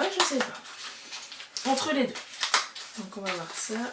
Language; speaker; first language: French; native; French